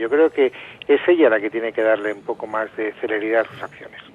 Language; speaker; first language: Spanish; native; Spanish